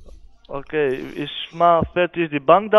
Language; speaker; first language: German; non-native, learner; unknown